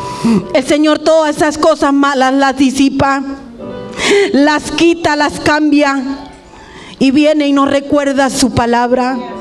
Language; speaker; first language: Spanish; native; Spanish